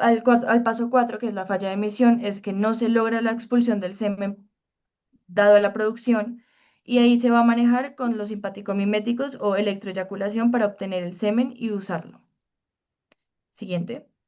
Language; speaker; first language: Spanish; native; Spanish